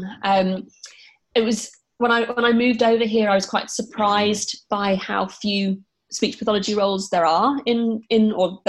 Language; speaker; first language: English; native; English